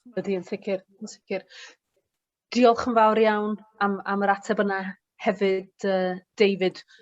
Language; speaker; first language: Welsh; native; Welsh